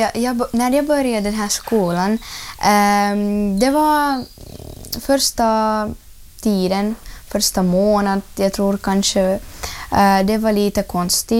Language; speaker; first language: Swedish; non-native, learner; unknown